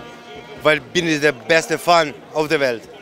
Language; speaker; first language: German; non-native, learner; Russian